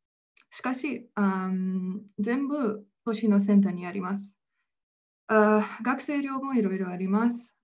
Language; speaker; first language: Japanese; non-native, fluent; Slovenian